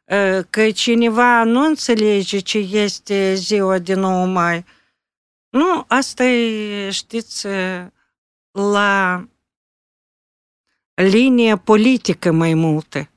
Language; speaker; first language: Romanian; non-native, local second language; Russian